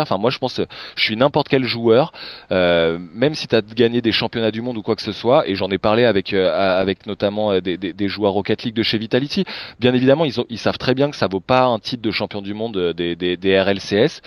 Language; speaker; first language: French; native; French